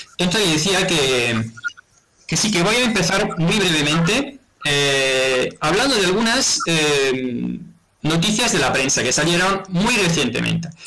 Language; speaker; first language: Spanish; non-native, fluent; Italian